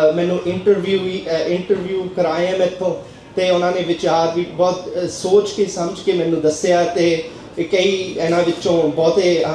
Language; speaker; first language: Punjabi; early bilingual, heritage; Punjabi